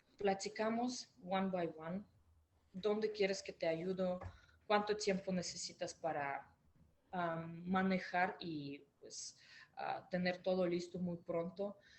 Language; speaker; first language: Spanish; non-native, fluent; Russian